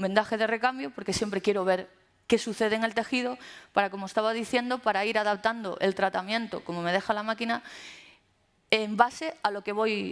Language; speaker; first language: Spanish; native; Spanish